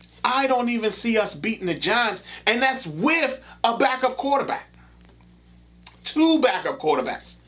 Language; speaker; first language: English; native; English